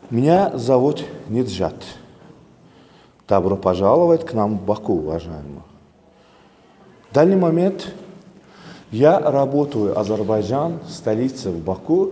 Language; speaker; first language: Russian; non-native, local second language; Azerbaijani